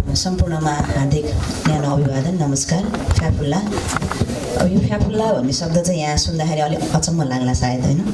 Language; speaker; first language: Nepali; native; Nepali